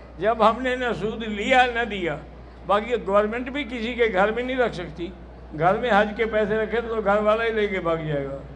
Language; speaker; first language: Urdu; native; Urdu